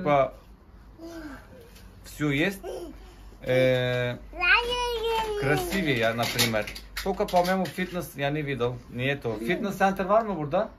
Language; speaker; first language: Russian; non-native, learner; Turkish